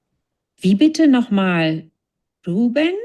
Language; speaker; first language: German; non-native, learner; Bangla